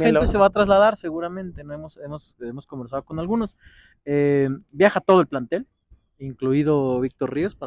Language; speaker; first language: Spanish; native; Spanish